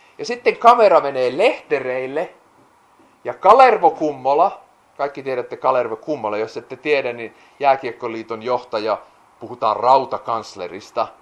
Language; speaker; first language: Finnish; native; Finnish